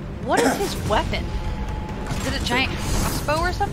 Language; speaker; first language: English; native; English